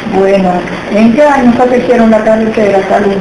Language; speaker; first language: Spanish; native; Spanish